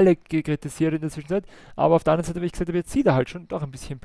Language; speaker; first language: German; native; German